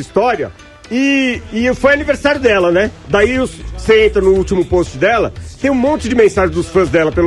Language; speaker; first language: Portuguese; native; Portuguese